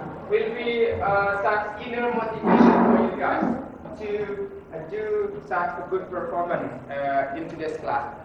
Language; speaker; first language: English; non-native, fluent; Indonesian